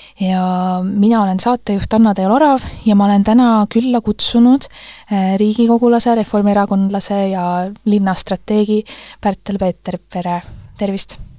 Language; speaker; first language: Estonian; native; Estonian